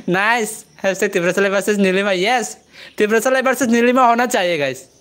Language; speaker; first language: Hindi; non-native, local second language; Kok Borok